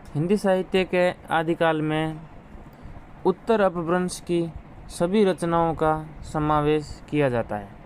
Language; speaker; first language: Hindi; native; Hindi